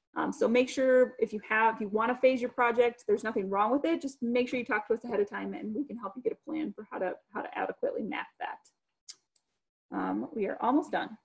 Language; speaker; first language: English; native; English